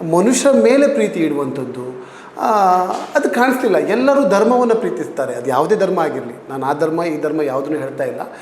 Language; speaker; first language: Kannada; native; Kannada